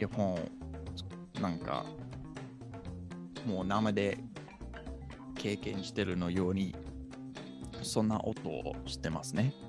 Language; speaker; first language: Japanese; non-native, fluent; English